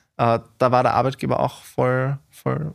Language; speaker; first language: German; native; German